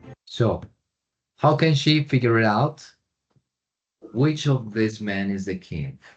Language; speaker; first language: English; non-native, fluent; Spanish